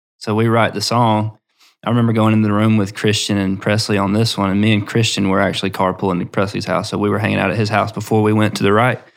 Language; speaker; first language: English; native; English